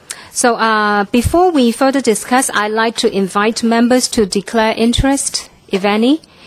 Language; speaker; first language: English; non-native, local second language; Cantonese